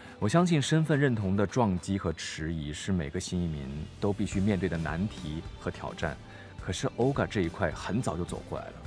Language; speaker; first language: Chinese; native; Chinese